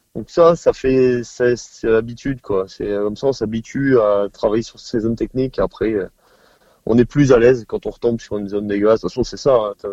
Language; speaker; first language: French; native; French